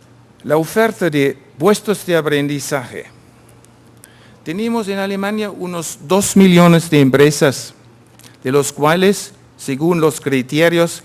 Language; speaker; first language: Spanish; non-native, fluent; German